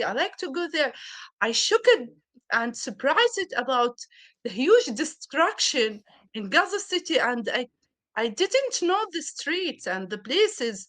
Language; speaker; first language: English; non-native, learner; Arabic